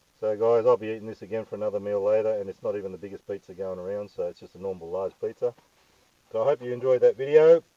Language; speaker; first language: English; native; English